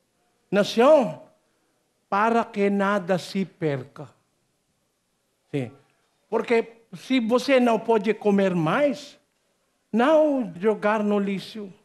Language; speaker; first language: Portuguese; non-native, learner; Filipino